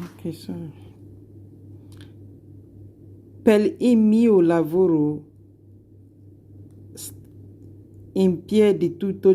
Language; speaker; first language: Italian; non-native, learner; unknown